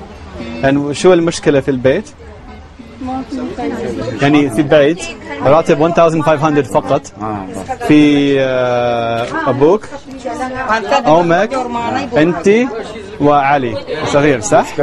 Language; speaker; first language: Arabic; non-native, learner; English